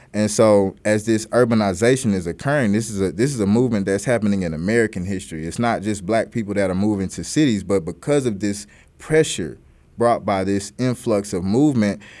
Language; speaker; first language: English; native; English